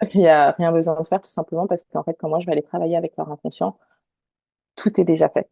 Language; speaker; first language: French; native; French